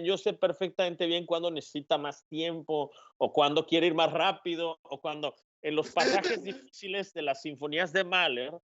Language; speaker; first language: Spanish; native; Spanish